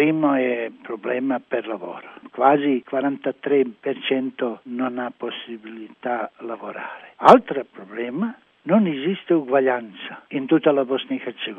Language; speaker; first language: Italian; non-native, learner; Croatian